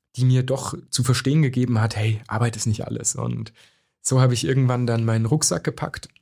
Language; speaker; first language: German; native; German